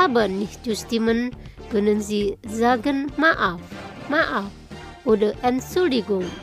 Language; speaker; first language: German; non-native, fluent; Indonesian